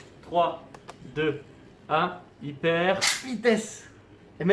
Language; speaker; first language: French; native; French